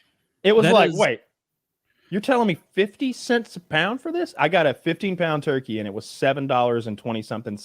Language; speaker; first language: English; native; English